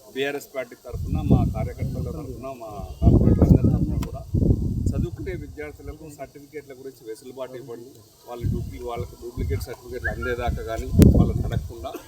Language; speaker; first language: Telugu; native; Telugu